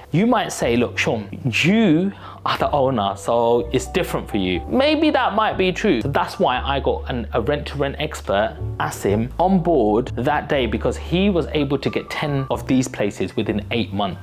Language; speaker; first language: English; native; English